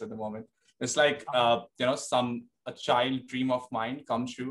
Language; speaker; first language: English; non-native, local second language; Hindi